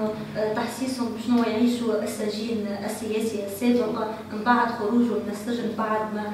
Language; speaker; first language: Arabic; native; Arabic